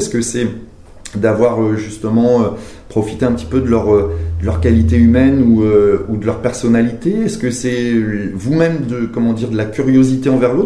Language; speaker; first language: French; native; French